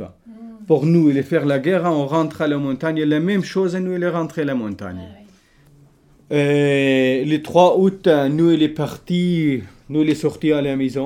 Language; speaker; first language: French; non-native, learner; Kurdish